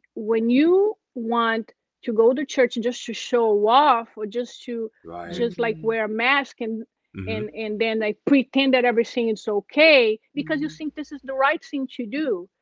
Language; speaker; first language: English; non-native, fluent; Portuguese